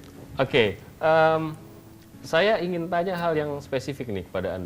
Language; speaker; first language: Indonesian; native; Indonesian